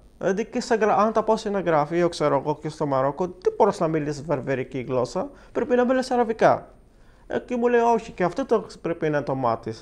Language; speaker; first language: Greek; non-native, learner; Arabic